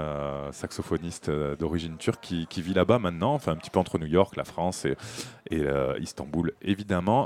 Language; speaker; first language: French; native; French